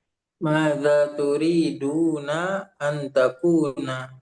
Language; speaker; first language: Arabic; non-native, learner; Indonesian